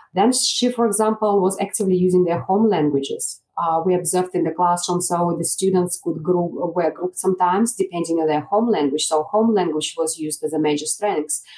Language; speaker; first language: English; non-native, fluent; Russian